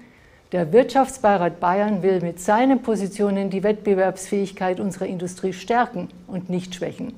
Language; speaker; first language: German; native; German